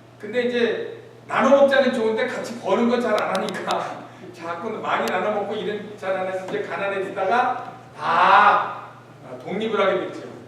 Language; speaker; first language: Korean; native; Korean